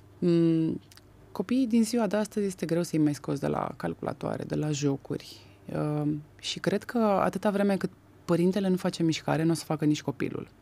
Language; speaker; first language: Romanian; native; Romanian